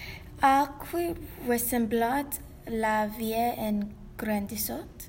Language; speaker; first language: French; non-native, learner; English